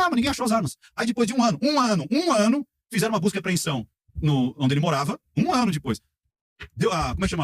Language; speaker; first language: Portuguese; native; Portuguese